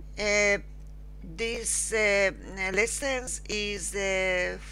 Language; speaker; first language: English; non-native, learner; Persian